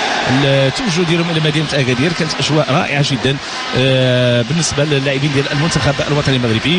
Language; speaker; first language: Arabic; native; Arabic